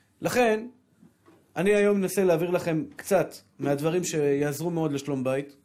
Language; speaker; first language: Hebrew; native; Hebrew